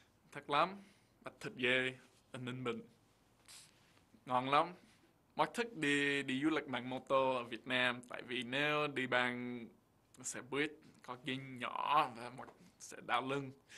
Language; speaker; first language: Vietnamese; non-native, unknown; English